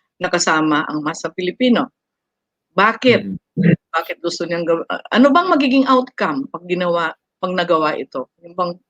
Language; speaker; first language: Filipino; non-native, local second language; Bikol